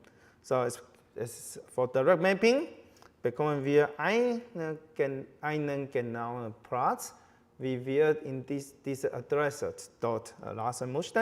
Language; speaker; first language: German; non-native, fluent; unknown